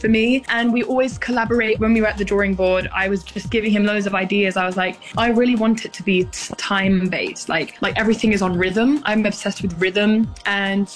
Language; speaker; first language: English; native; English